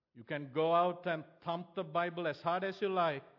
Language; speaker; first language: English; non-native, local second language; Tamil